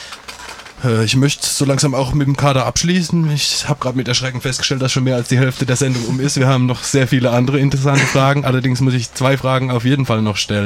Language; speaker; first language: German; native; German